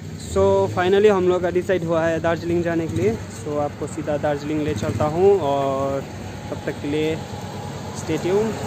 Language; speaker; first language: Hindi; non-native, local second language; Nepali